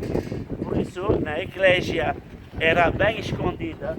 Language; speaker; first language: Portuguese; non-native, fluent; Turkish